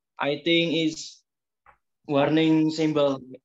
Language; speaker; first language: English; non-native, learner; Indonesian